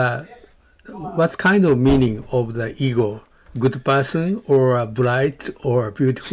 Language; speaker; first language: English; non-native, learner; Japanese